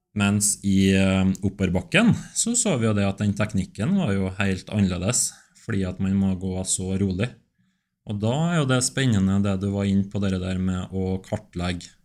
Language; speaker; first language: Norwegian; native; Norwegian